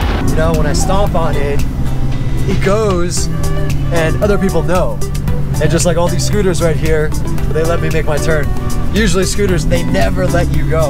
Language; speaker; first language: English; early bilingual, other home language; Chinese